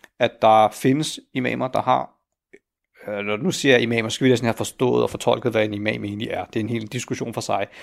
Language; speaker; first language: Danish; early bilingual, other home language; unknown